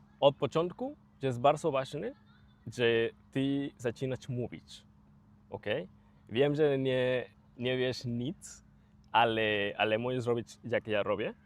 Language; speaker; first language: Polish; non-native, learner; Spanish